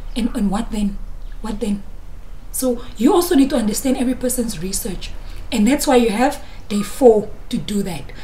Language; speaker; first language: English; non-native, local second language; Afrikaans